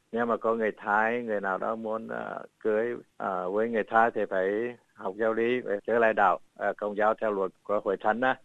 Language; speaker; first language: Vietnamese; early bilingual, heritage; Vietnamese